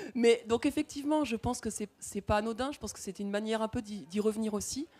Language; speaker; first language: French; native; French